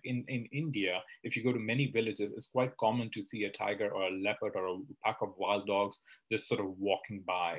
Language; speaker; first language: English; non-native, local second language; Hindi